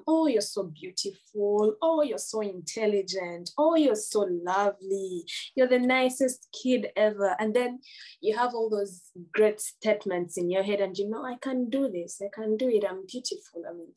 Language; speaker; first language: English; non-native, local second language; Ganda